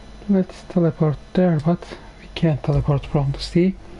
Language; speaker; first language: English; non-native, fluent; Turkish